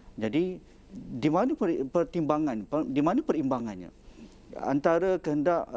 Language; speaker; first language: Malay; native; Malay